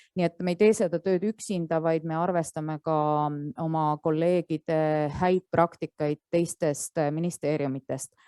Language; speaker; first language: Estonian; native; Estonian